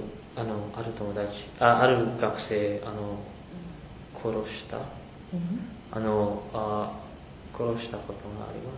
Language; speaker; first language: Japanese; non-native, learner; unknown